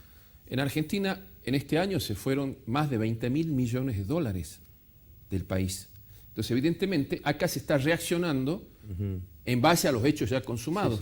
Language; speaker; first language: Spanish; native; Spanish